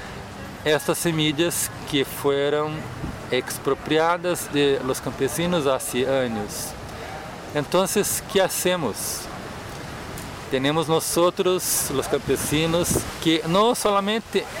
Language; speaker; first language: Spanish; non-native, fluent; Portuguese